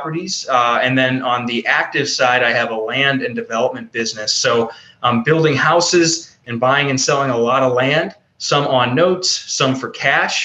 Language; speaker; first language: English; native; English